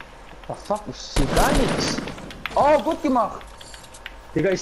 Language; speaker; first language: German; non-native, learner; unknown